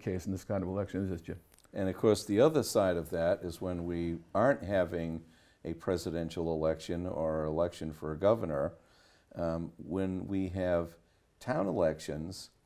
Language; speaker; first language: English; native; English